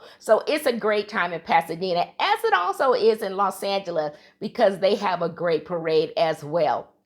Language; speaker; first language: English; native; English